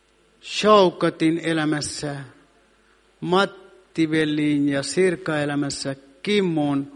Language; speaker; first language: Finnish; non-native, fluent; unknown